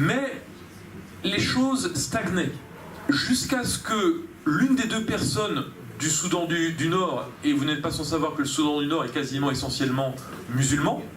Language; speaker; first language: French; native; French